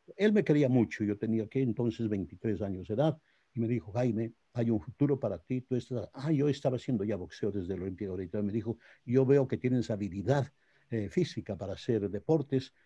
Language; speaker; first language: Spanish; native; Spanish